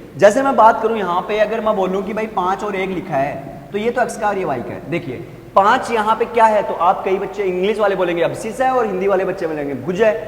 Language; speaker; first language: Hindi; native; Hindi